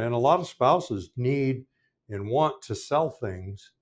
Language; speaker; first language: English; native; English